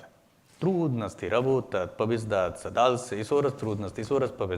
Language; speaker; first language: Russian; non-native, learner; Hindi